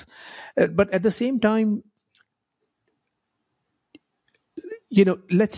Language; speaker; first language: English; non-native, local second language; Hindi